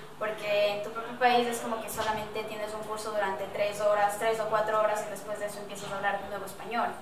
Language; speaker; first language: Spanish; native; Spanish